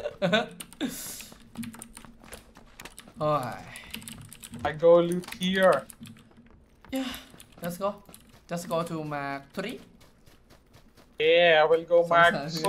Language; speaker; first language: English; non-native, learner; Thai